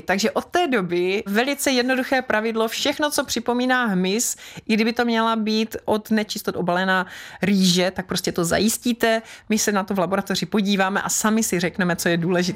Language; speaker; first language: Czech; native; Czech